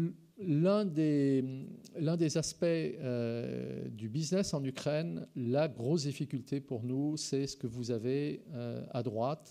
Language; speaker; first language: French; native; French